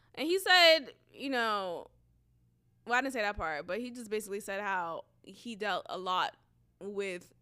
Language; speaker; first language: English; early bilingual, other home language; Haitian Creole